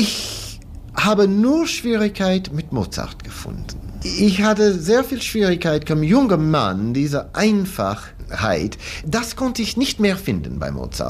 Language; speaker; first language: German; non-native, learner; English